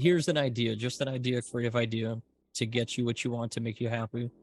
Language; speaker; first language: English; native; English